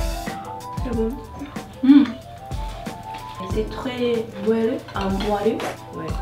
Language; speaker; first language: French; non-native, learner; Japanese